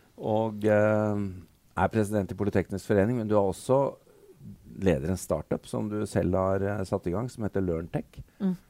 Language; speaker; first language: Norwegian; native; Norwegian